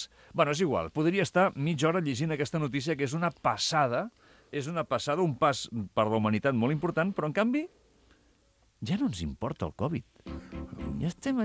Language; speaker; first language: Catalan; native; Catalan